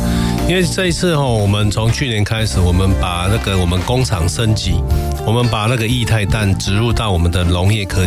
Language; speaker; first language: Chinese; native; Chinese